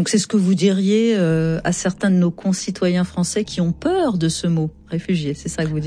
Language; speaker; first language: French; native; French